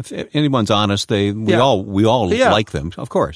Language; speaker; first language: English; native; English